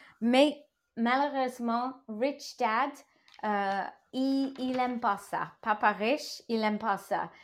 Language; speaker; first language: French; non-native, learner; English